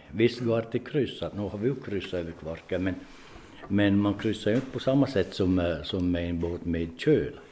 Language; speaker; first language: Swedish; native; Swedish